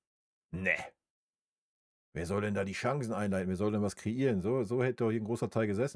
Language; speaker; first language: German; native; German